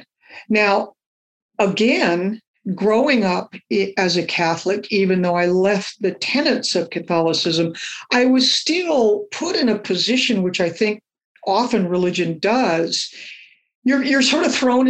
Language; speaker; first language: English; native; English